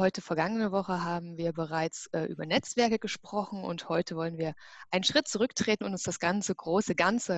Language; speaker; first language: German; native; German